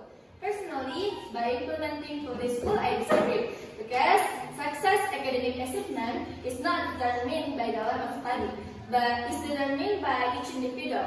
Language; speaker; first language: English; non-native, learner; Indonesian